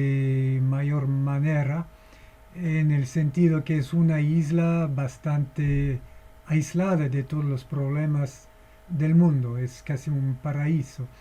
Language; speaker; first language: Spanish; non-native, fluent; English